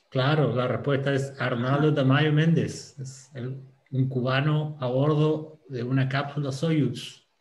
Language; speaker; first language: Spanish; native; Spanish